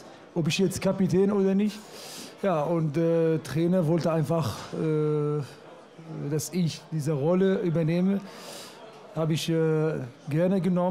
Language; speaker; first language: German; non-native, fluent; Arabic